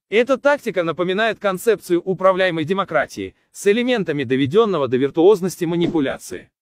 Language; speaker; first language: Russian; non-native, local second language; Azerbaijani